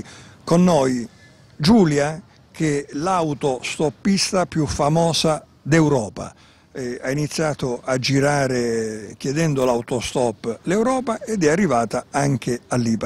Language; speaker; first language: Italian; native; Italian